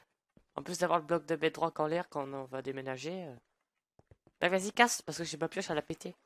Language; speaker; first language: French; native; French